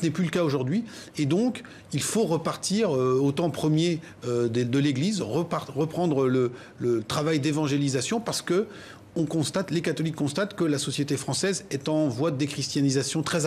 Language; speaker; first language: French; native; French